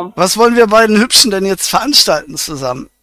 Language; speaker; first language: German; native; German